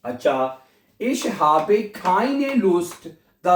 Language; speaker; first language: German; non-native, fluent; Urdu